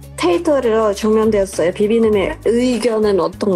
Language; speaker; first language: Korean; non-native, local second language; Indonesian